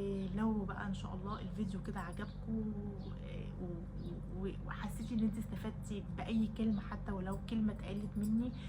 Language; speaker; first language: Arabic; native; Arabic